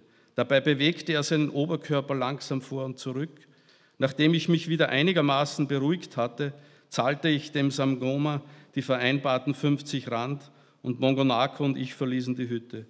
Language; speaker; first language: German; native; German